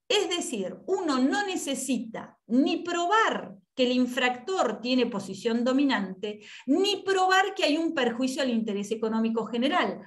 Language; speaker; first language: Spanish; native; Spanish